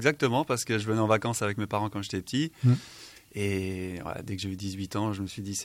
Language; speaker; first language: French; native; French